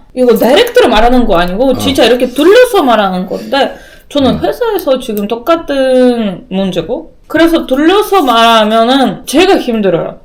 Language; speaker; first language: Korean; non-native, learner; Russian